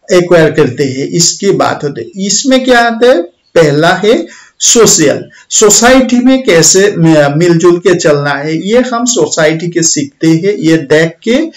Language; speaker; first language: Hindi; non-native, local second language; Bangla